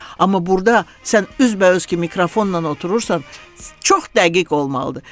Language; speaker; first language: Azerbaijani; non-native, local second language; Russian